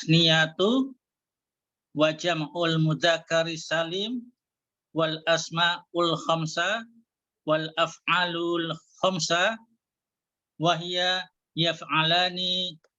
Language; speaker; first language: Arabic; non-native, learner; Indonesian